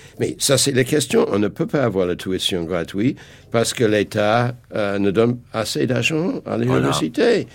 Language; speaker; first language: French; non-native, fluent; English